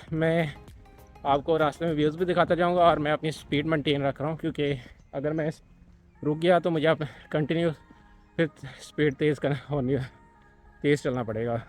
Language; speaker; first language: Urdu; non-native, local second language; Punjabi